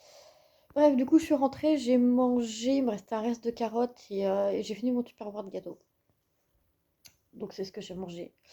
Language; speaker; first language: French; native; French